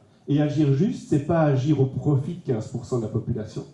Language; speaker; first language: French; native; French